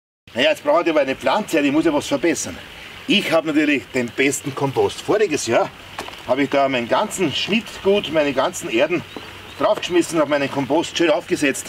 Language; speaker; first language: German; native; German